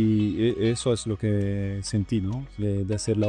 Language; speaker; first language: Spanish; non-native, learner; Italian